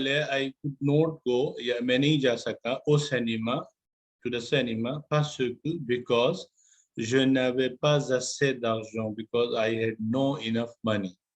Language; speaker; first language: French; non-native, fluent; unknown